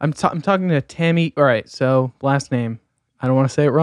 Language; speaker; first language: English; native; English